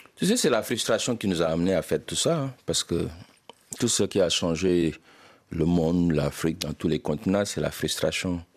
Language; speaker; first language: French; non-native, local second language; Wolof